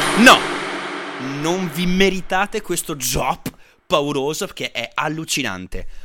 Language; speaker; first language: Italian; native; Italian